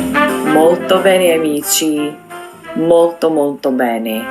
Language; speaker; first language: Italian; non-native, fluent; English